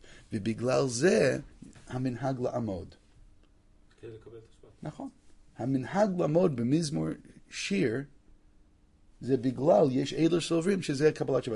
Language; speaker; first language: Hebrew; non-native, fluent; English